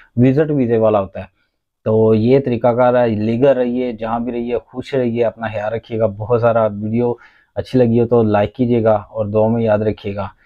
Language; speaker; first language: Urdu; non-native, local second language; Punjabi